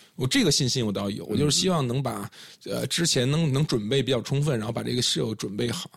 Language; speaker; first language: Chinese; native; Chinese